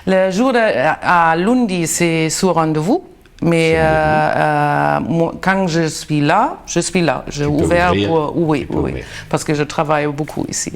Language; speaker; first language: French; non-native, learner; German